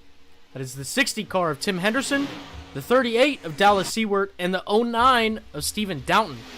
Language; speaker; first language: English; native; English